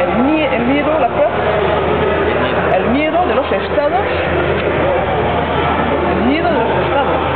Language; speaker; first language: Spanish; non-native, learner; French